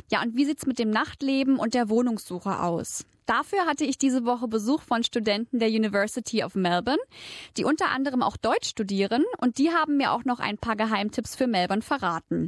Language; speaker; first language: German; native; German